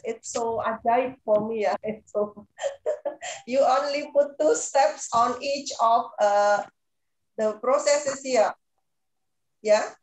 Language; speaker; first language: English; non-native, fluent; Indonesian